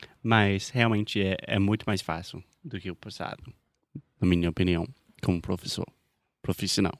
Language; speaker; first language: Portuguese; non-native, fluent; English